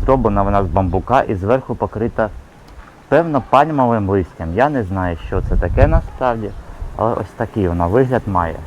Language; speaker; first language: Ukrainian; native; Ukrainian